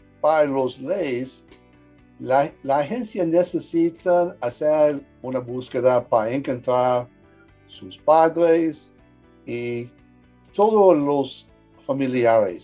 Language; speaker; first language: Spanish; early bilingual, heritage; English